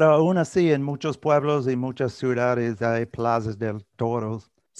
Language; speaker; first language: Spanish; non-native, fluent; English